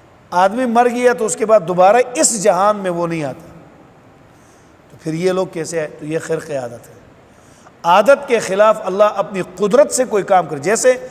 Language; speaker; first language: Urdu; native; Urdu